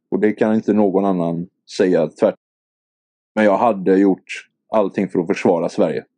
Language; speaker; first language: Swedish; native; Swedish